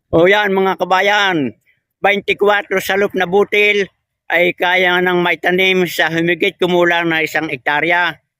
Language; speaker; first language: Filipino; native; Filipino